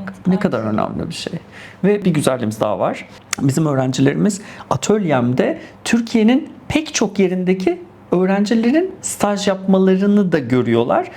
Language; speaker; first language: Turkish; native; Turkish